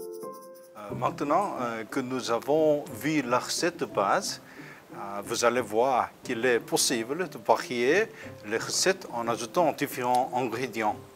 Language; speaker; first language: French; non-native, fluent; Korean